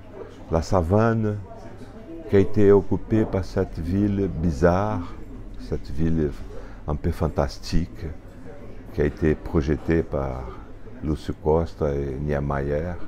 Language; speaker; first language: French; non-native, fluent; Portuguese